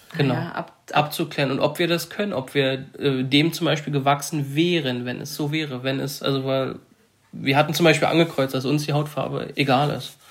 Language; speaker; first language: German; native; German